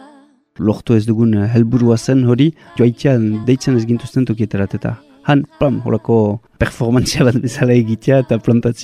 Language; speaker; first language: Basque; native; Basque